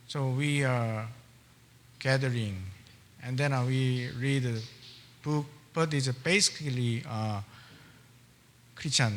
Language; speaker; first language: English; non-native, learner; Korean